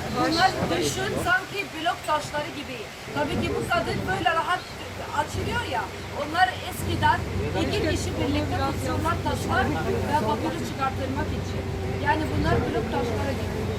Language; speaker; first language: Turkish; non-native, learner; Arabic